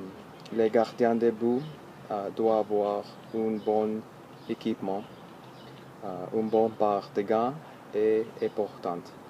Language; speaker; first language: French; non-native, learner; English